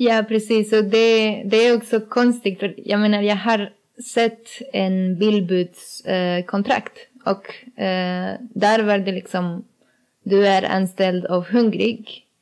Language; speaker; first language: Swedish; non-native, learner; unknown